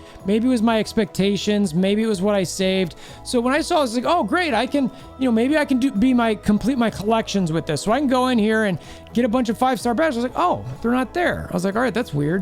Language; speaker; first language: English; native; English